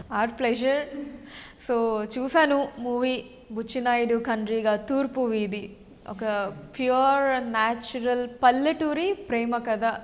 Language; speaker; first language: Telugu; native; Telugu